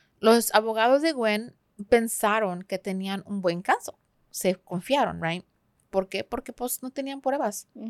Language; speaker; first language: Spanish; early bilingual, heritage; Spanish